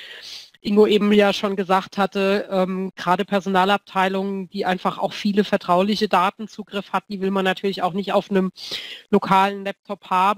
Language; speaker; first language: German; native; German